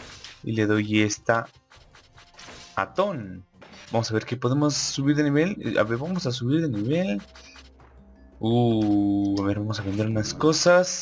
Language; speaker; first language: Spanish; native; Spanish